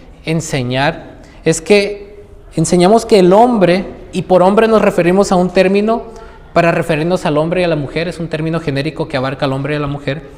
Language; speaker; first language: Spanish; native; Spanish